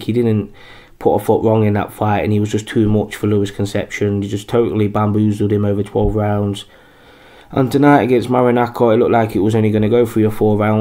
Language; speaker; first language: English; native; English